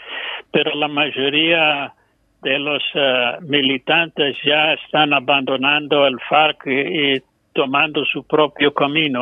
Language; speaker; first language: Spanish; non-native, fluent; English